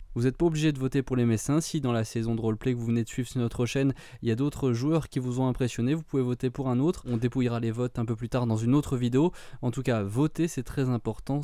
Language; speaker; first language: French; native; French